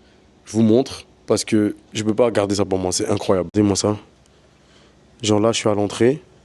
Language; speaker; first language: French; native; French